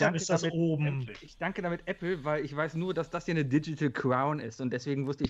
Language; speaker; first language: German; native; German